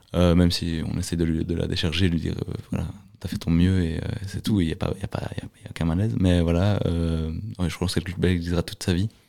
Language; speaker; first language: French; native; French